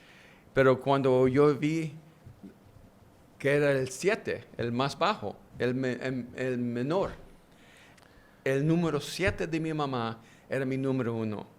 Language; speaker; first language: Spanish; early bilingual, heritage; English